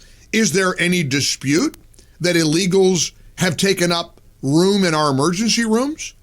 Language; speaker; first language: English; native; English